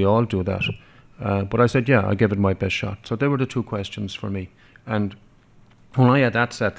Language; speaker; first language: English; non-native, local second language; Irish